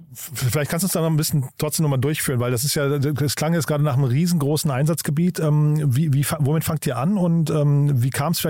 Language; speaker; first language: German; native; German